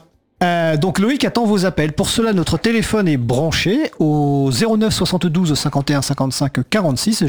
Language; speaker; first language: French; native; French